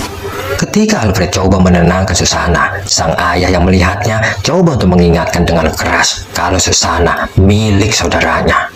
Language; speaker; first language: Indonesian; native; Indonesian